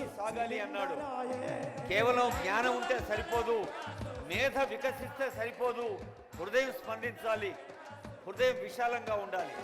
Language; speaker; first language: Telugu; native; Telugu